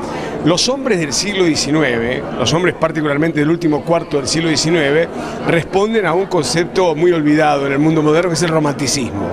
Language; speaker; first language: Spanish; native; Spanish